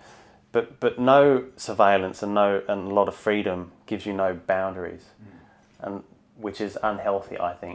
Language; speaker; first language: English; native; English